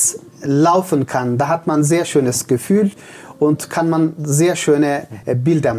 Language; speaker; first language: German; non-native, fluent; Turkish